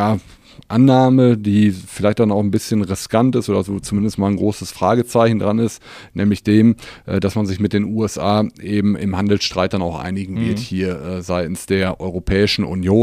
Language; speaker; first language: German; native; German